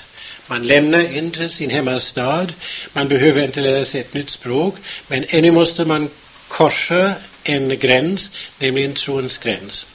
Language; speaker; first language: Swedish; non-native, fluent; German